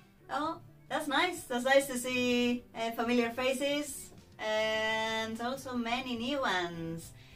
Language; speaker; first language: English; non-native, fluent; Spanish